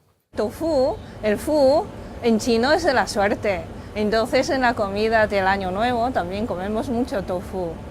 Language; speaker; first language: Spanish; non-native, learner; Chinese